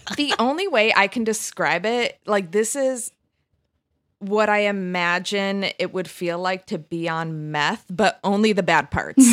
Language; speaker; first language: English; native; English